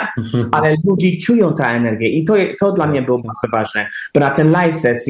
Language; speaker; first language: Polish; early bilingual, heritage; English